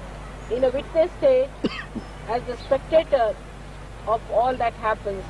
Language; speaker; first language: English; non-native, local second language; Hindi